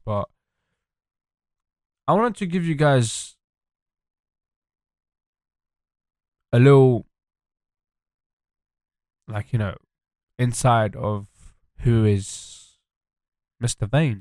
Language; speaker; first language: English; early bilingual, other home language; French